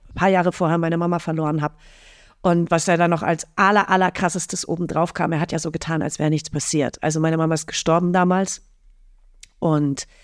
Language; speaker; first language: German; native; German